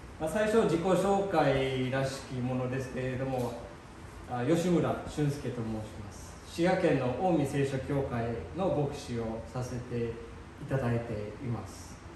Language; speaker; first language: Japanese; early bilingual, heritage; Japanese